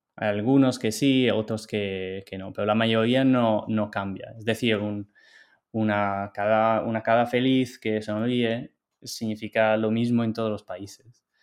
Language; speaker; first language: Spanish; non-native, fluent; Italian